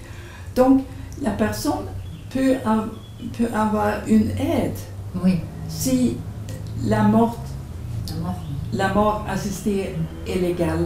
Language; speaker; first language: French; non-native, fluent; Swedish